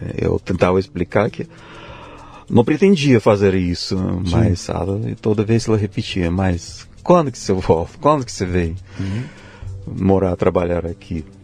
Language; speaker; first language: Portuguese; non-native, fluent; Russian